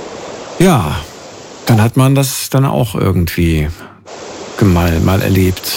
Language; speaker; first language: German; native; German